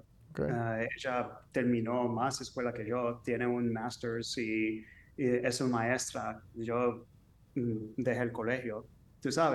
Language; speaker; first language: Spanish; early bilingual, heritage; English